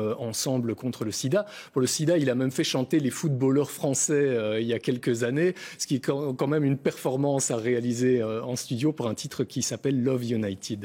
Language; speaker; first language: French; native; French